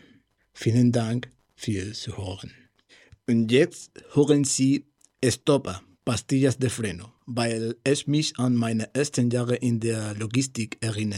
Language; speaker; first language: German; non-native, fluent; Spanish